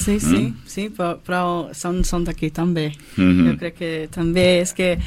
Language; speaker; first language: Catalan; non-native, learner; English